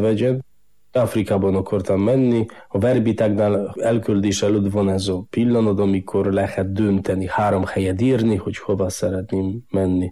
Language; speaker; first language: Hungarian; non-native, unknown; Polish